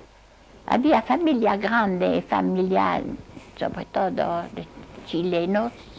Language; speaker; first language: Spanish; non-native, fluent; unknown